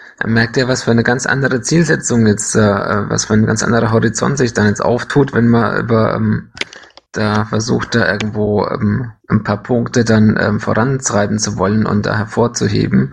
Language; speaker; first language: German; native; German